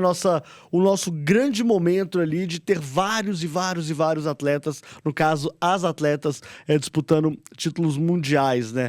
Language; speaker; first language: Portuguese; native; Portuguese